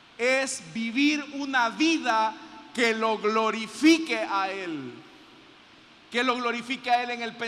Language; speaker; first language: Spanish; native; Spanish